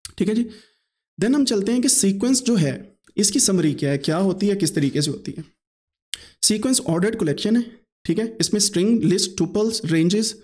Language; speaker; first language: Urdu; native; Urdu